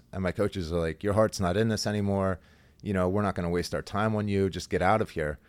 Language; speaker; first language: English; native; English